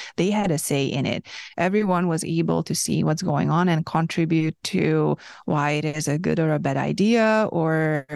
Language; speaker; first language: English; non-native, fluent; Hungarian